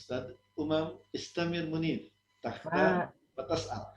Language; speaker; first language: Arabic; non-native, fluent; Indonesian